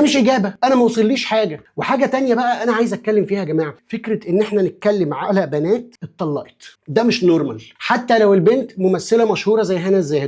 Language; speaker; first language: Arabic; native; Arabic